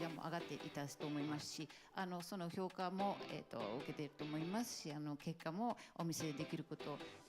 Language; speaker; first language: Japanese; native; Japanese